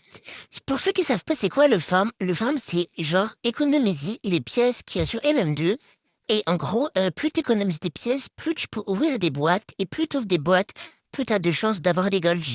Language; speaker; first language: French; native; French